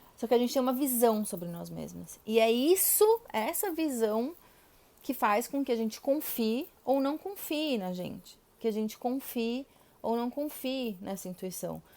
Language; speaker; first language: Portuguese; native; Portuguese